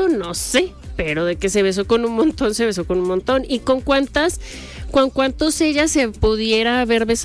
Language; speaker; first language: Spanish; native; Spanish